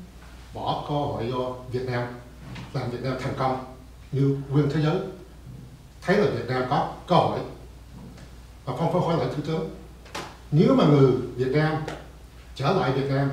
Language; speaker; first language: Vietnamese; early bilingual, heritage; Vietnamese